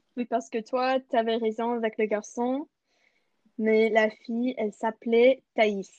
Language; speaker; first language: French; non-native, learner; English